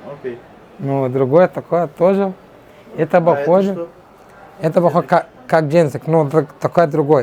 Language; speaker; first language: Russian; non-native, learner; Arabic